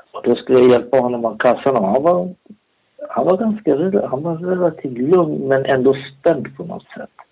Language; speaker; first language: Swedish; early bilingual, other home language; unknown